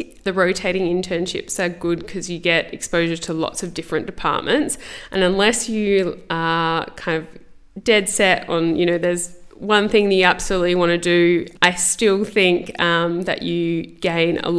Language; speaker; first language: English; native; English